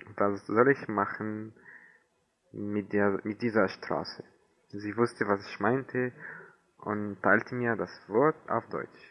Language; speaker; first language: German; non-native, learner; Arabic